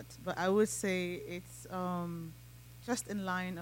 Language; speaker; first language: English; non-native, local second language; Igbo